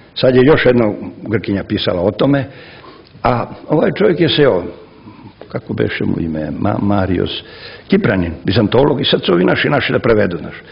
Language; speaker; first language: Serbian; native; Serbian